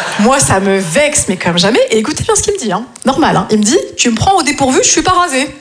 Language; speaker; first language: French; native; French